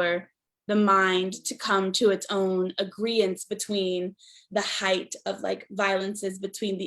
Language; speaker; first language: English; native; English